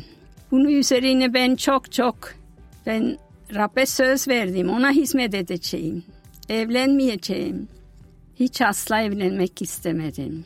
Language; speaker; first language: Turkish; non-native, fluent; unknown